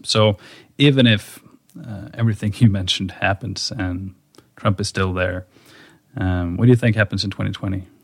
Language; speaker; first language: English; non-native, fluent; Norwegian